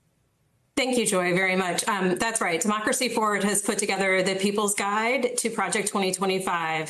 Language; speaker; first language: English; native; English